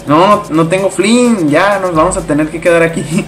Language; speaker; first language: Spanish; native; Spanish